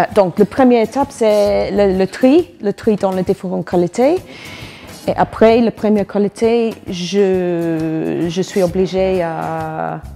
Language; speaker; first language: French; non-native, fluent; English